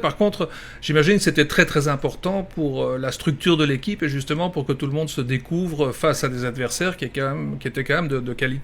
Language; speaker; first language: French; native; French